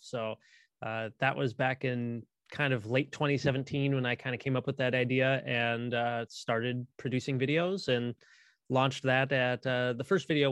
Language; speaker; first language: English; native; English